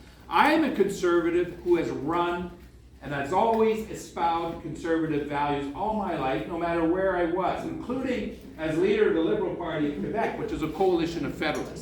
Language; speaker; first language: English; non-native, local second language; French